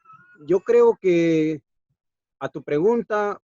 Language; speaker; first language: Spanish; native; Spanish